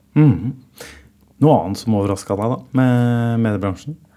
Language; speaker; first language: Norwegian; native; Norwegian